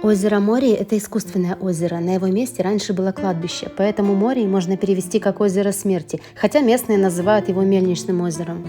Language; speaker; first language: Russian; native; Russian